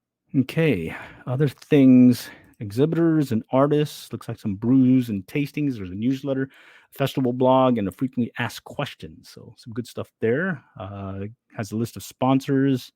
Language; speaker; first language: English; native; English